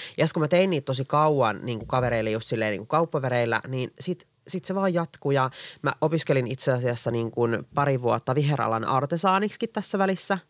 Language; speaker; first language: Finnish; native; Finnish